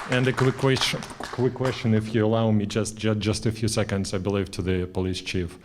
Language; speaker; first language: English; non-native, fluent; Russian